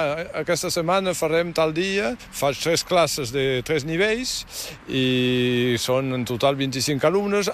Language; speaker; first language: Catalan; native; Catalan